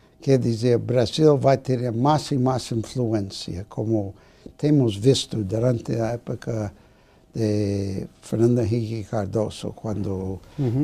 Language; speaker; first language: Portuguese; non-native, fluent; English